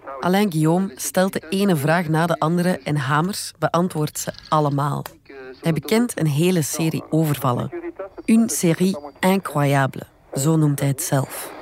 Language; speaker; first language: Dutch; native; Dutch